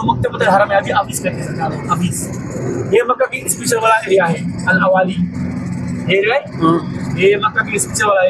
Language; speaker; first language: Hindi; non-native, learner; Baluchi